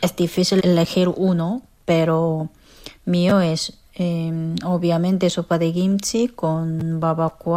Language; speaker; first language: Spanish; non-native, fluent; Korean